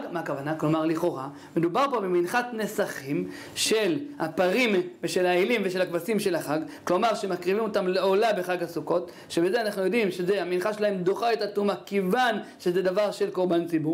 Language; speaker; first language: Hebrew; native; Hebrew